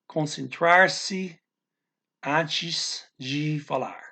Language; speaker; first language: Portuguese; non-native, learner; English